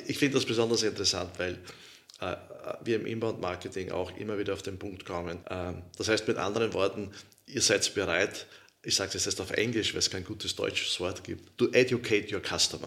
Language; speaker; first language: German; native; German